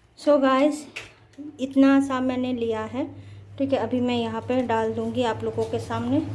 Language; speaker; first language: Hindi; non-native, local second language; Bangla